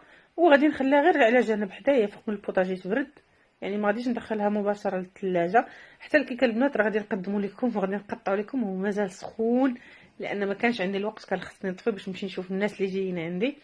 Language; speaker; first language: Arabic; native; Arabic